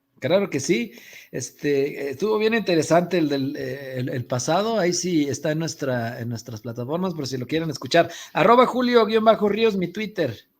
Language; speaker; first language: Spanish; native; Spanish